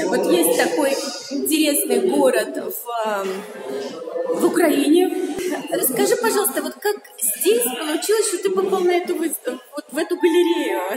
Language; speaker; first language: Russian; native; Russian